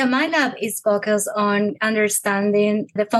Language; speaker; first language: English; non-native, fluent; Spanish